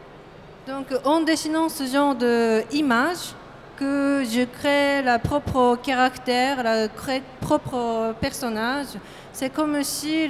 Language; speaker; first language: French; non-native, learner; Japanese